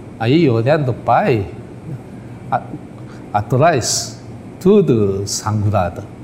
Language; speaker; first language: Portuguese; non-native, learner; Japanese